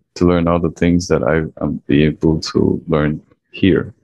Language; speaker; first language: English; early bilingual, other home language; Chinese